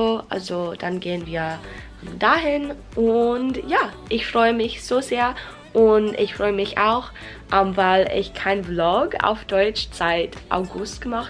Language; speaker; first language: German; non-native, learner; English